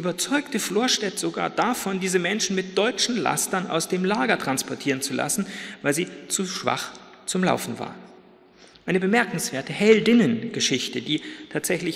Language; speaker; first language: German; native; German